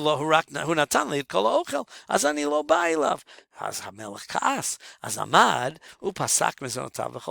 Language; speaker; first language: Hebrew; non-native, fluent; English